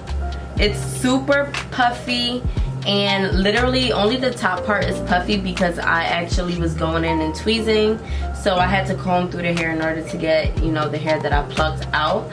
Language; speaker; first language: English; native; English